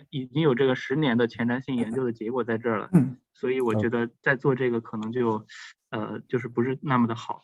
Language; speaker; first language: Chinese; native; Chinese